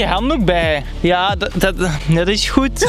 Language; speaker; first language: Dutch; native; Dutch